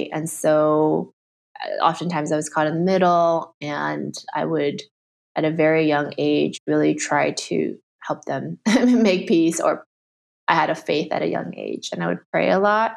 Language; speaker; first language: English; early bilingual, other home language; Chinese